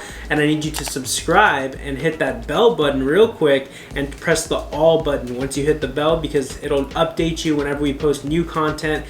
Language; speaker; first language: English; native; English